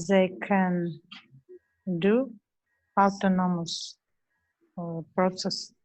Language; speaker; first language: English; non-native, learner; Russian